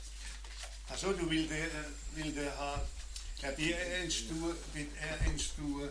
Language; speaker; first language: Danish; non-native, learner; German